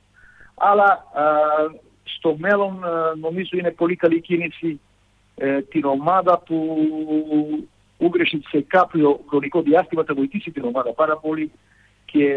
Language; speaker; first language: Greek; non-native, fluent; Serbian